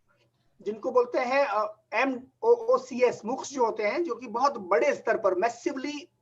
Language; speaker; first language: Hindi; native; Hindi